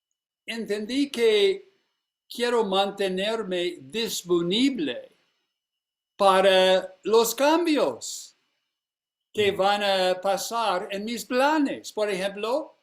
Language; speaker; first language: Spanish; non-native, fluent; English